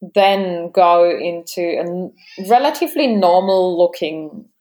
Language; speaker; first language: English; non-native, fluent; German